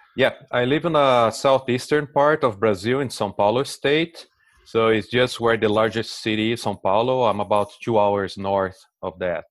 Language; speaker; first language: English; non-native, fluent; Portuguese